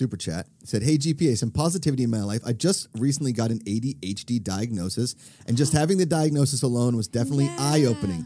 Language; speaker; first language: English; native; English